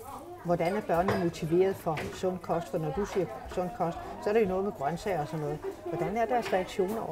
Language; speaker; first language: Danish; native; Danish